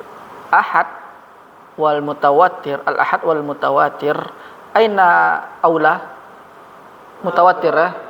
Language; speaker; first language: Arabic; non-native, fluent; Indonesian